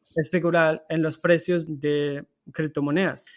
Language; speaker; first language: Spanish; non-native, fluent; German